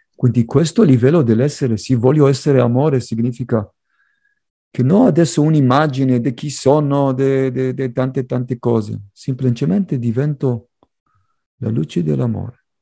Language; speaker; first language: Italian; non-native, fluent; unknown